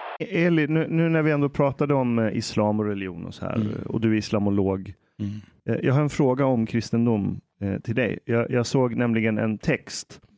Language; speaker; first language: Swedish; early bilingual, other home language; Persian